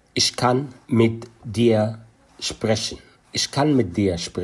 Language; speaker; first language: German; non-native, fluent; Arabic